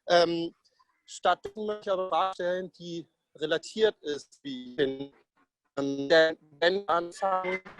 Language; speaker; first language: German; non-native, fluent; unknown